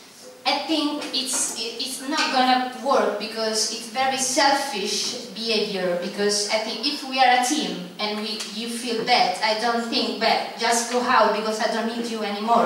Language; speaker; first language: English; non-native, fluent; Italian